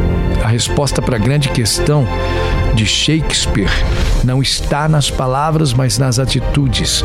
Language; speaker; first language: Portuguese; native; Portuguese